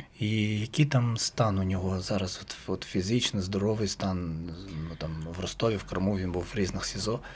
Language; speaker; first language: Ukrainian; non-native, local second language; Crimean Tatar